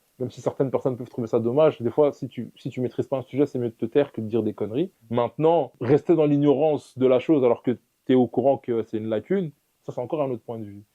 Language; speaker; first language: French; early bilingual, other home language; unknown